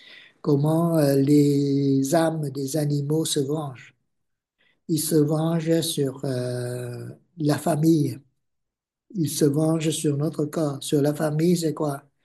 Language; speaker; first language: French; non-native, fluent; Vietnamese